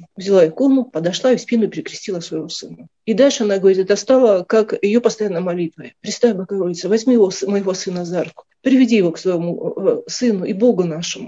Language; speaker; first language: Russian; native; Russian